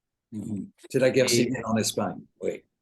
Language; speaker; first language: French; native; French